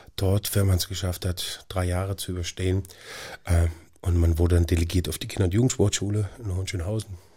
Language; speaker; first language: German; native; German